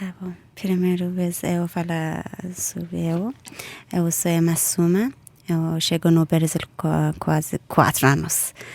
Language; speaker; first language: Portuguese; non-native, learner; Persian